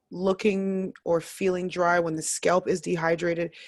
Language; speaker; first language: English; native; English